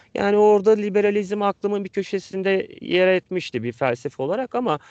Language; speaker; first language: Turkish; native; Turkish